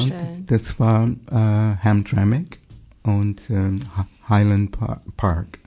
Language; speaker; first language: German; non-native, fluent; English